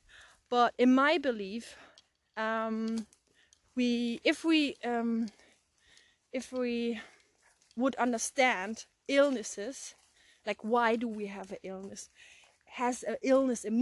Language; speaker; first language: English; non-native, fluent; German